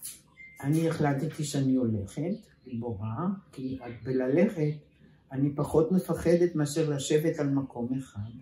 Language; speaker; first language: Hebrew; early bilingual, other home language; German